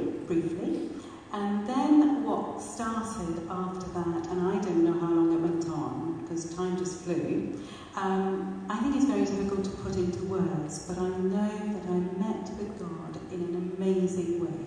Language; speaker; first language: English; non-native, local second language; Urdu